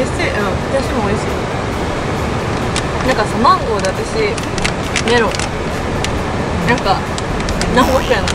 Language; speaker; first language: Japanese; native; Japanese